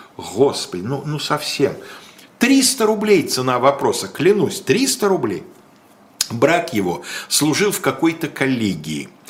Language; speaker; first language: Russian; native; Russian